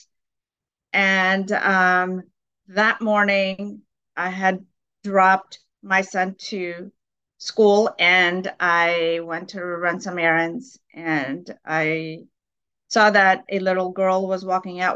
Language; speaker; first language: English; native; English